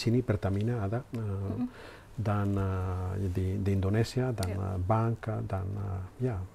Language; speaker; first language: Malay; non-native, learner; Spanish